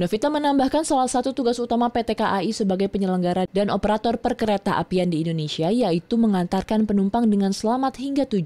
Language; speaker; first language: Indonesian; native; Indonesian